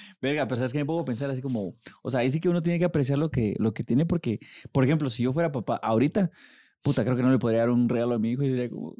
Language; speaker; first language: Spanish; native; Spanish